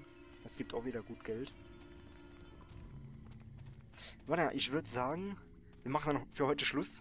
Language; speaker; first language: German; native; German